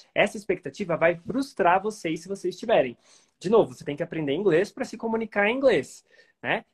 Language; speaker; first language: Portuguese; native; Portuguese